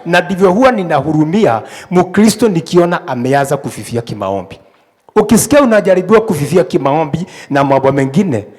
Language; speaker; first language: Swahili; non-native, local second language; Kikuyu